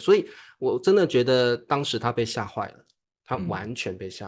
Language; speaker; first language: Chinese; native; Chinese